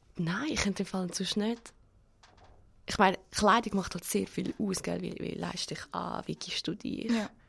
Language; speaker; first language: German; early bilingual, other home language; Spanish